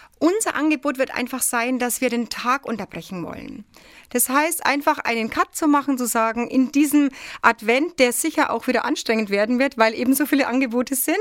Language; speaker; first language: German; native; German